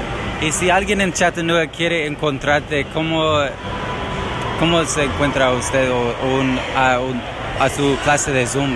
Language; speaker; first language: Spanish; non-native, learner; English